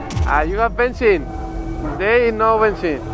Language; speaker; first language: English; non-native, learner; Spanish